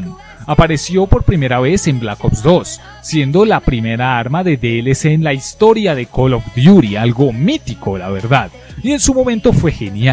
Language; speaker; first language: Spanish; native; Spanish